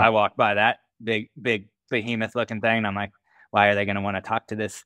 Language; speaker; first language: English; native; English